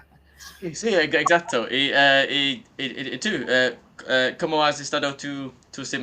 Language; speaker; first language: Spanish; non-native, learner; English